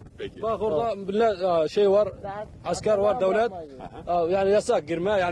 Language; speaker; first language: Turkish; non-native, learner; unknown